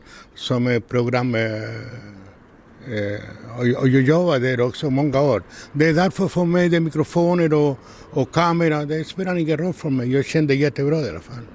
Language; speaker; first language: Swedish; non-native, learner; Spanish